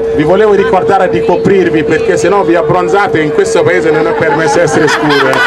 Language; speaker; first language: Italian; non-native, fluent; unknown